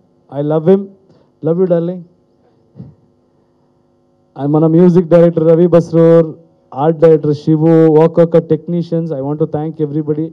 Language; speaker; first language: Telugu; non-native, learner; Kannada